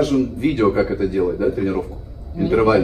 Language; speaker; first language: Russian; native; Russian